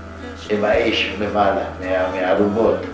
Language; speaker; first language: Hebrew; non-native, fluent; Yiddish